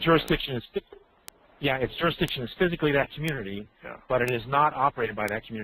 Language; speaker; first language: English; native; English